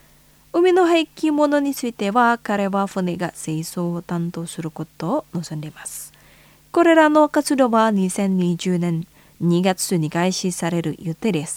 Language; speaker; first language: Japanese; non-native, fluent; Indonesian